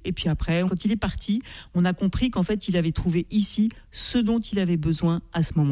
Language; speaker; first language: French; native; French